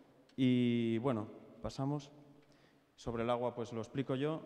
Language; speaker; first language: Spanish; native; Spanish